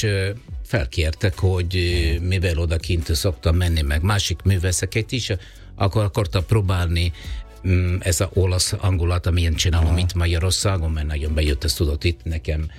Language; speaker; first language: Hungarian; non-native, learner; Italian